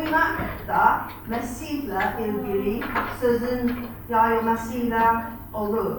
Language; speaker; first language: Turkish; non-native, fluent; English